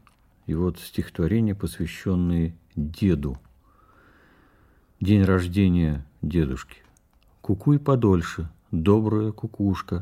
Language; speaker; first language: Russian; native; Russian